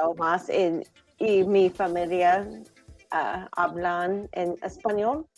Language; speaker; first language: Spanish; non-native, learner; English